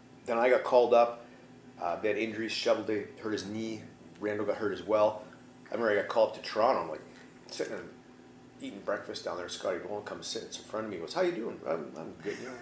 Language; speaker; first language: English; native; English